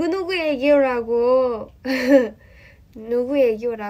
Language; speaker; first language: Korean; non-native, learner; Japanese